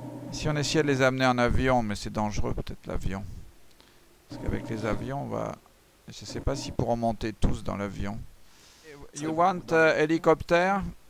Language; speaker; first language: French; native; French